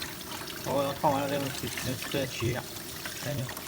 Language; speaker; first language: Chinese; native; Chinese